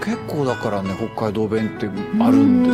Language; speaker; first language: Japanese; native; Japanese